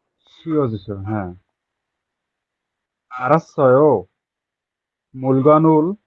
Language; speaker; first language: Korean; non-native, learner; Bangla